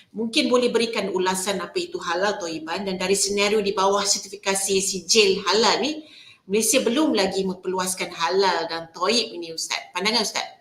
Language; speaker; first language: Malay; native; Malay